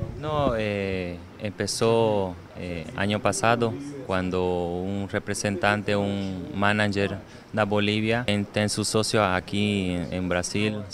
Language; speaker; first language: Portuguese; non-native, learner; Spanish